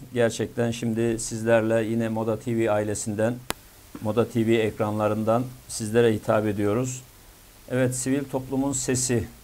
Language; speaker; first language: Turkish; native; Turkish